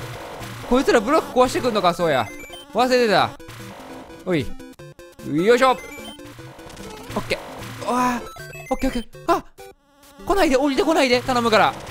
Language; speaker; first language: Japanese; native; Japanese